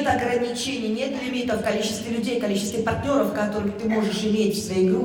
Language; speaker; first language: Russian; native; Russian